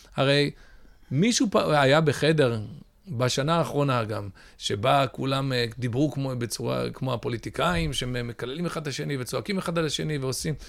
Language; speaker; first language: Hebrew; early bilingual, other home language; English